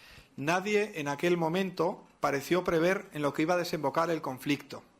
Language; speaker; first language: Spanish; native; Spanish